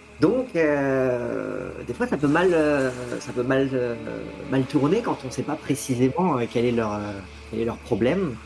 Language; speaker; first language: French; native; French